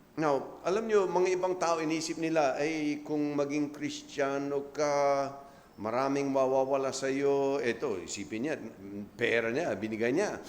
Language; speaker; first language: Filipino; non-native, fluent; English